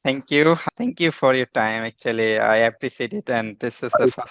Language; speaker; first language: English; non-native, fluent; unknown